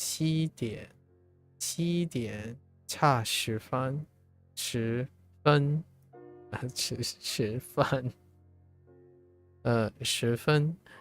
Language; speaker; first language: Chinese; non-native, learner; English